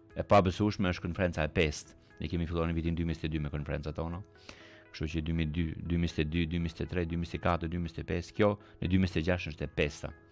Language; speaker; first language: Albanian; early bilingual, heritage; Albanian